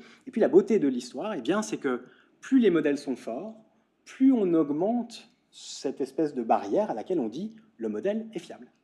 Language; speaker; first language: French; native; French